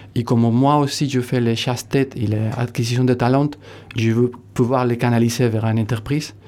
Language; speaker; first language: French; non-native, fluent; Spanish